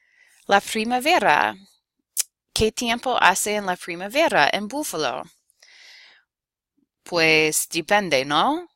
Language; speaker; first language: Spanish; non-native, fluent; English